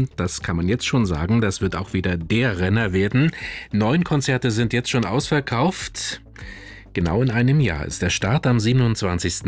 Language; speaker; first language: German; native; German